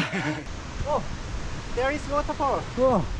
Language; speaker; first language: English; non-native, learner; Korean